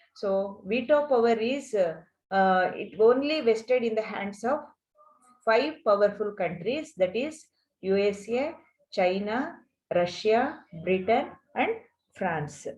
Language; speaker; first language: English; non-native, local second language; Kannada